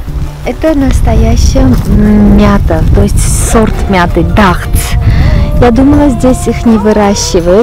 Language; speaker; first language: Russian; non-native, fluent; Armenian